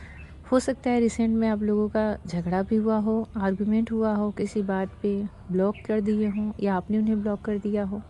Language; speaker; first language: Hindi; native; Hindi